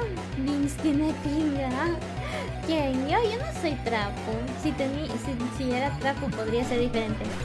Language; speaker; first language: Spanish; early bilingual, heritage; English